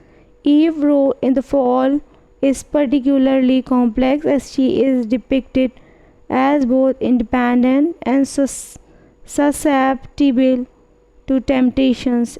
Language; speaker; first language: English; non-native, fluent; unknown